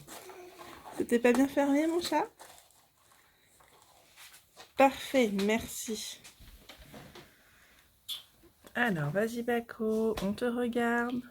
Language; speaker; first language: French; native; French